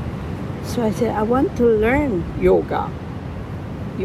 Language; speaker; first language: English; non-native, fluent; Spanish